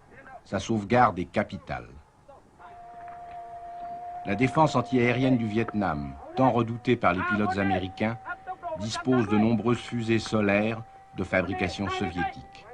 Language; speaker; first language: French; native; French